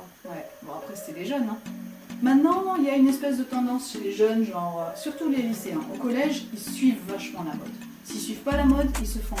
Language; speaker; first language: French; native; French